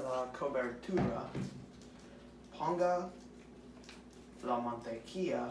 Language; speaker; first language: Spanish; non-native, learner; English